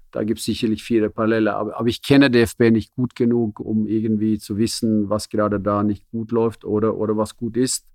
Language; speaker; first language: German; non-native, fluent; Norwegian